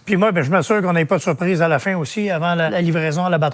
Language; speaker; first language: French; native; French